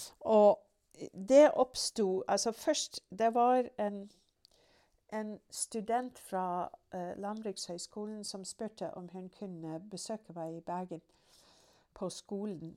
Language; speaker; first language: Norwegian; non-native, fluent; English